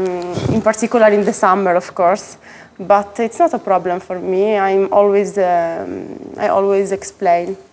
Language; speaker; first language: English; non-native, fluent; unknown